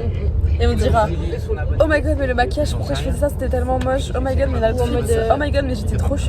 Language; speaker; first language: French; native; French